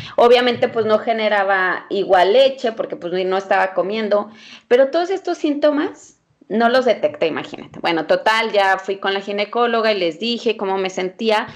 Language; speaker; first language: Spanish; native; Spanish